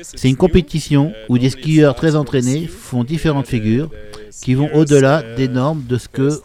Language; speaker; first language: French; non-native, fluent; German